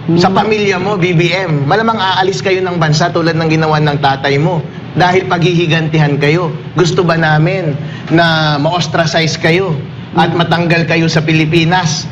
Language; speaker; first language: Filipino; non-native, local second language; Iloko